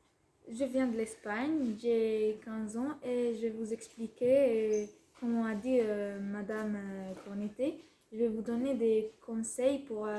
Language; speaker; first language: French; non-native, fluent; Spanish